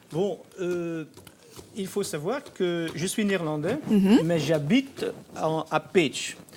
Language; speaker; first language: French; non-native, fluent; Dutch